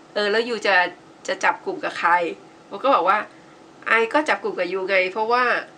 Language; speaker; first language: Thai; native; Thai